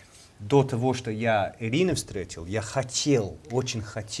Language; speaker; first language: Russian; non-native, fluent; English